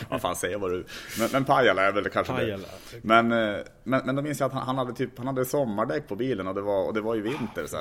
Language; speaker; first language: Swedish; native; Swedish